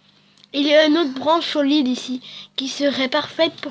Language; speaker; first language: French; native; French